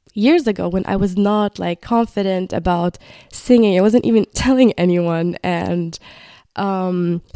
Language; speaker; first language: English; non-native, fluent; Arabic